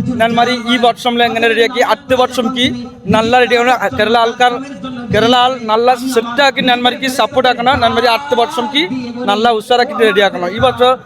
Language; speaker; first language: Malayalam; non-native, learner; Bangla